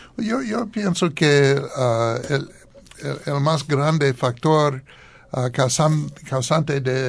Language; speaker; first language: Spanish; non-native, learner; English